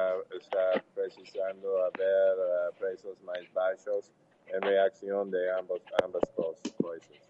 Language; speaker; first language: Portuguese; non-native, learner; English